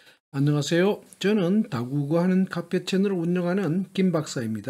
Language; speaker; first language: Korean; native; Korean